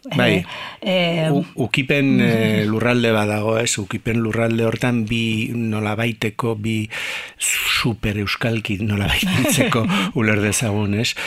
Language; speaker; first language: Basque; native; Basque